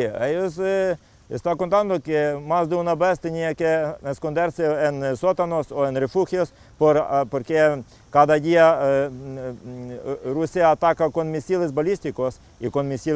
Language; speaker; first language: Spanish; non-native, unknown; Ukrainian